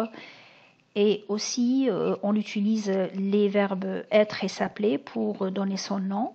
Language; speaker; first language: French; non-native, local second language; Arabic